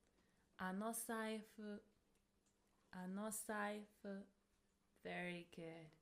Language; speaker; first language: Japanese; non-native, fluent; English